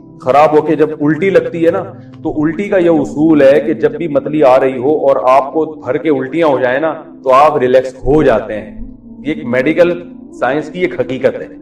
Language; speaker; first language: Urdu; native; Urdu